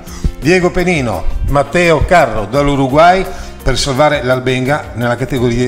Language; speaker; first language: Italian; native; Italian